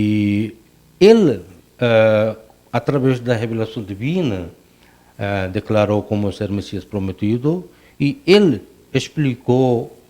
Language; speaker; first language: Portuguese; non-native, fluent; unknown